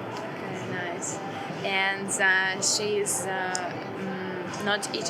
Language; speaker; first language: English; non-native, learner; Russian